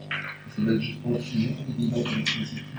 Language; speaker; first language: French; native; French